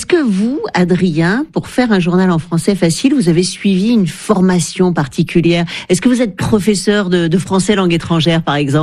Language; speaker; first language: French; native; French